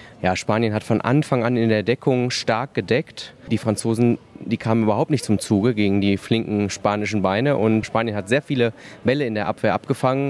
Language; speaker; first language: German; native; German